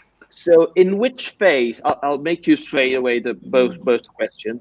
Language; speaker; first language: English; non-native, fluent; Italian